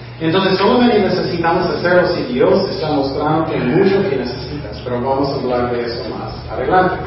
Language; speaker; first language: Spanish; non-native, fluent; English